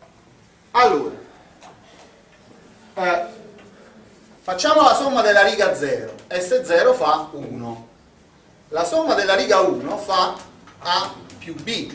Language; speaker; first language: Italian; native; Italian